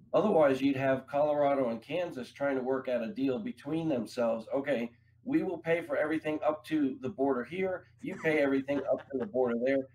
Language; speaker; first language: English; native; English